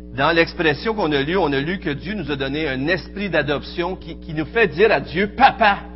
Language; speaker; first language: French; native; French